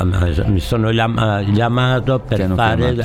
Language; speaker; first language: Italian; non-native, learner; Catalan